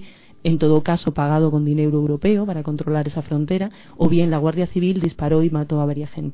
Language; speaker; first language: Spanish; native; Spanish